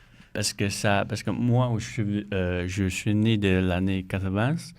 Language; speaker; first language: French; non-native, learner; Chinese